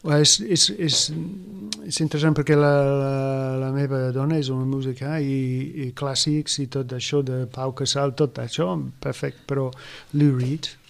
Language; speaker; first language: Catalan; non-native, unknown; English